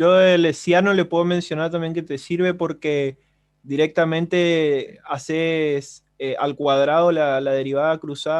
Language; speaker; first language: Spanish; native; Spanish